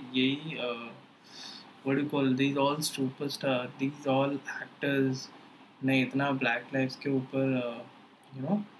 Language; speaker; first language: Hindi; native; Hindi